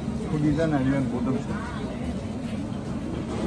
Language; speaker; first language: Korean; non-native, fluent; English